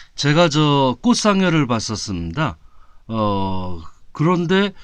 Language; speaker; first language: Korean; native; Korean